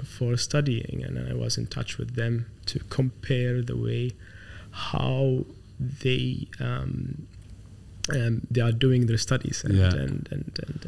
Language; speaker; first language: English; non-native, fluent; Arabic